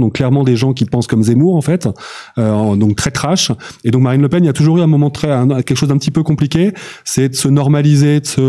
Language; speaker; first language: French; native; French